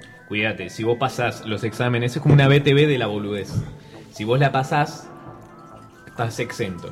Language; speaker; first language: Spanish; native; Spanish